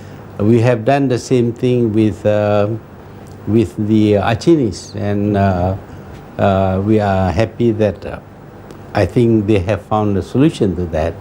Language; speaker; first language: English; non-native, local second language; Malay